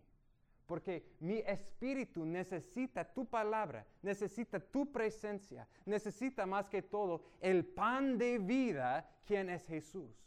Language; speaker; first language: Spanish; non-native, fluent; English